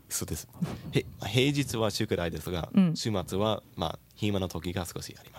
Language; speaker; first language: Japanese; non-native, learner; English